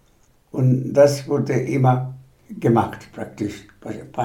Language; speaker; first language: German; non-native, fluent; Bangla